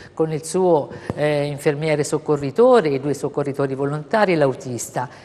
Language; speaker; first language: Italian; native; Italian